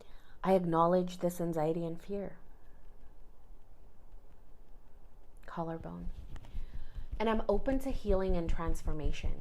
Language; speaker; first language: English; native; English